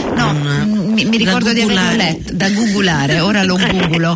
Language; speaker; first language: Italian; native; Italian